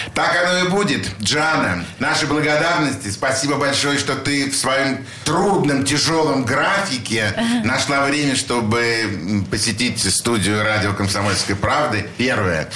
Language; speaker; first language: Russian; native; Russian